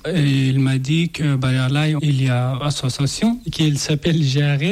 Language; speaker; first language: French; non-native, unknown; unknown